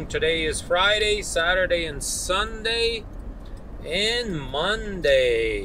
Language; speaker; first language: English; native; English